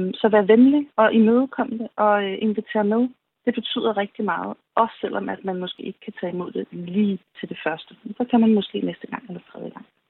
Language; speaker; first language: Danish; native; Danish